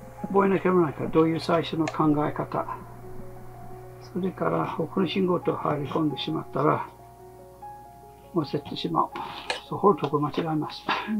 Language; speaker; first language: Japanese; non-native, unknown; English